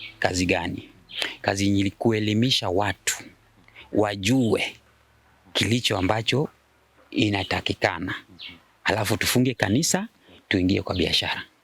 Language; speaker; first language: Swahili; non-native, local second language; Luo (Kenya and Tanzania)